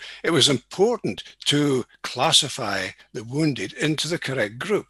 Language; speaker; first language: English; native; English